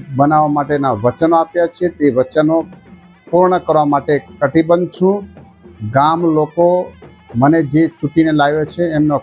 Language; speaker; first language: Gujarati; non-native, local second language; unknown